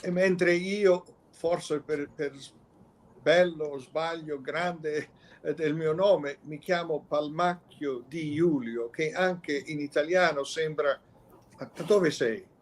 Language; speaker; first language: Italian; early bilingual, other home language; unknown